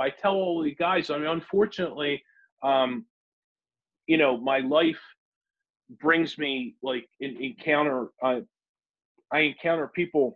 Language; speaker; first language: English; native; English